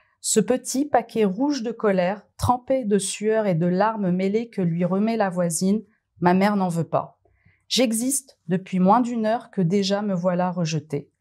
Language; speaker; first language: French; native; French